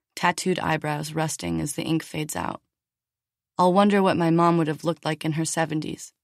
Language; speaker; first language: English; native; English